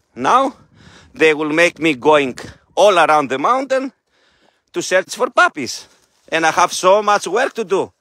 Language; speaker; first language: English; non-native, fluent; Greek